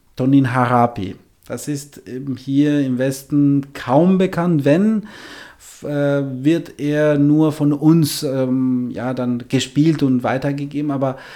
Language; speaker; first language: German; non-native, fluent; Albanian